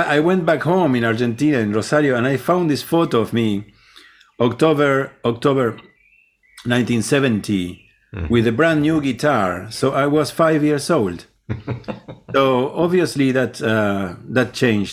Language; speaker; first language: English; non-native, fluent; Spanish